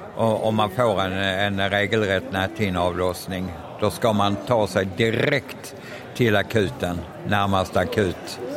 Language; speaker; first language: Swedish; native; Swedish